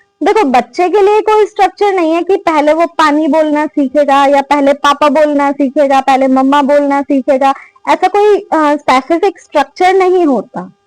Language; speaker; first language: Hindi; native; Hindi